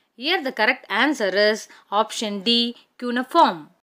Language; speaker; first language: English; non-native, local second language; Tamil